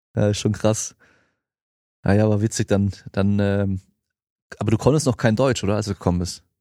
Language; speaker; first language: German; native; German